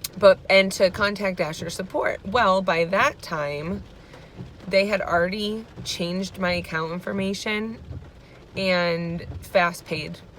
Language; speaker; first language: English; native; English